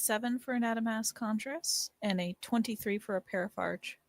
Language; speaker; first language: English; native; English